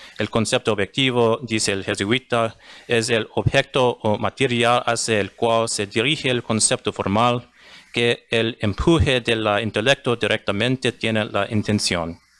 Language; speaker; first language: Spanish; non-native, learner; English